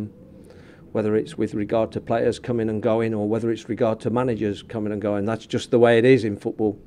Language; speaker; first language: English; native; English